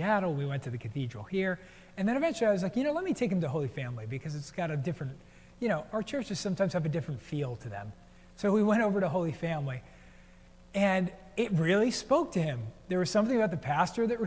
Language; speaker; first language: English; native; English